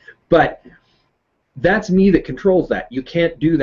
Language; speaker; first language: English; native; English